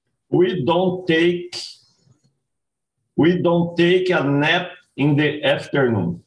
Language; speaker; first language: English; non-native, learner; Portuguese